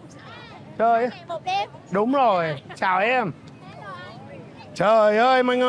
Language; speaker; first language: Vietnamese; non-native, fluent; English